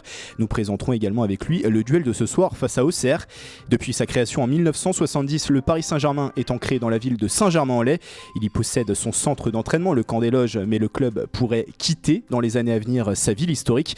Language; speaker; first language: French; native; French